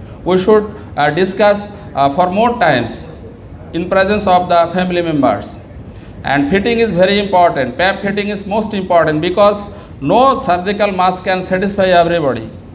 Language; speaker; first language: English; non-native, local second language; Bangla